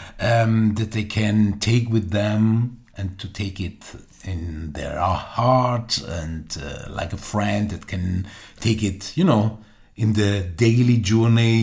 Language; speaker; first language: English; non-native, learner; German